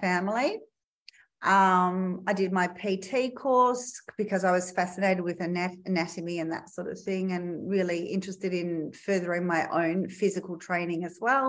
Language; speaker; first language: English; native; English